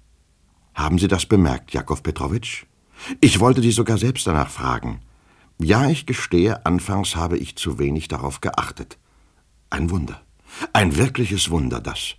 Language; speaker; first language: German; native; German